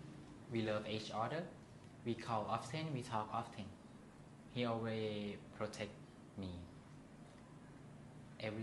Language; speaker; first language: English; non-native, learner; Thai